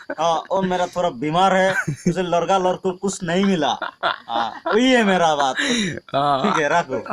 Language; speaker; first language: Hindi; non-native, local second language; Assamese